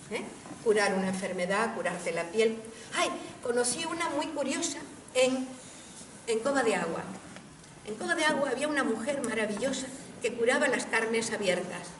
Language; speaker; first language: Spanish; native; Spanish